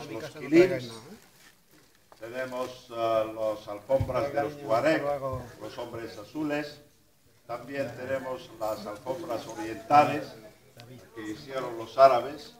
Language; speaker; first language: Spanish; non-native, fluent; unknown